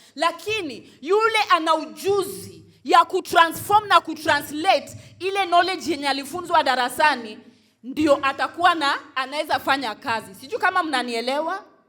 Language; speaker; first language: Swahili; non-native, local second language; Luo (Kenya and Tanzania)